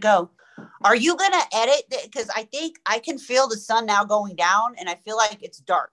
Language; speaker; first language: English; early bilingual, other home language; Persian